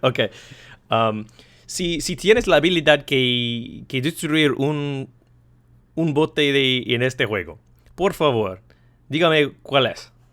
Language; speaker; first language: Spanish; non-native, learner; English